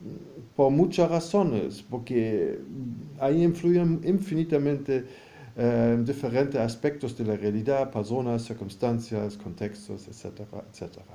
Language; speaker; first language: Spanish; non-native, fluent; German